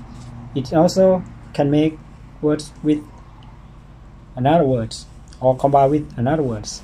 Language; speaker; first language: English; non-native, learner; Thai